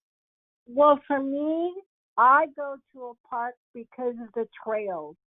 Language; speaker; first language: English; native; English